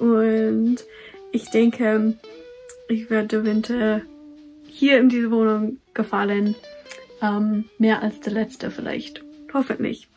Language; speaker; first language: German; non-native, fluent; English